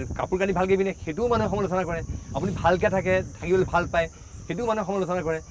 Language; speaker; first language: Assamese; native; Assamese